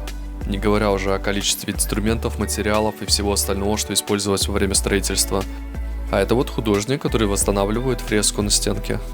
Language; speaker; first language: Russian; native; Russian